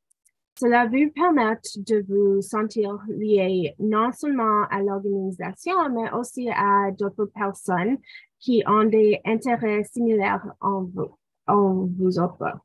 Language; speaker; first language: French; non-native, local second language; English